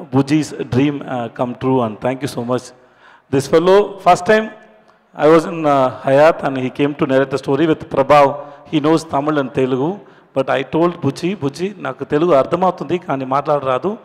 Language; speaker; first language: Telugu; non-native, learner; Tamil